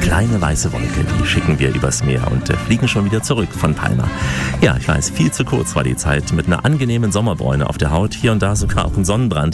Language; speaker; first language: German; native; German